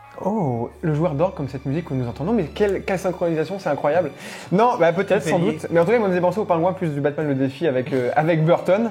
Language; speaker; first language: French; native; French